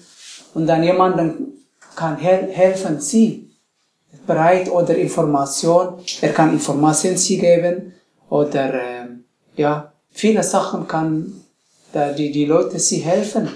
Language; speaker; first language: German; non-native, learner; Tigrinya